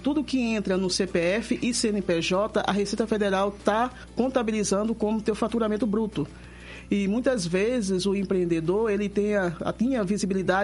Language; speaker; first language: Portuguese; native; Portuguese